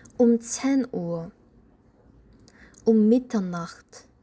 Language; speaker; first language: German; non-native, fluent; Korean